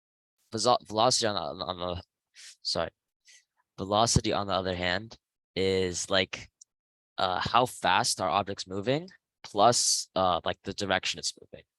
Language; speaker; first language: English; native; English